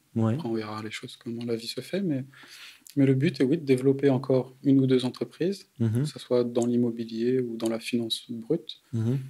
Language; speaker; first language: French; native; French